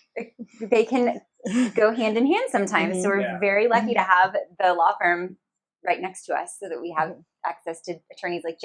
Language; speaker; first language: English; native; English